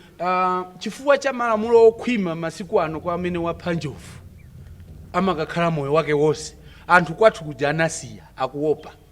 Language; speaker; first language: Nyanja; non-native, local second language; Tumbuka